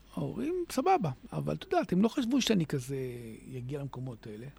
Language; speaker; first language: Hebrew; native; Hebrew